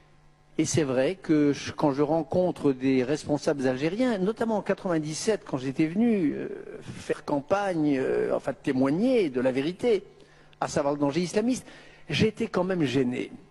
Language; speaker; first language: French; native; French